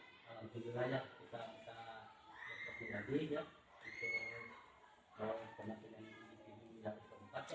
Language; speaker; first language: Indonesian; native; Indonesian